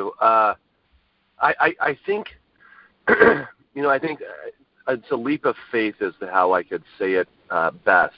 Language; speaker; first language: English; native; English